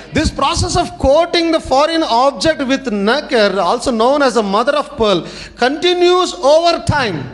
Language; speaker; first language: English; non-native, local second language; Telugu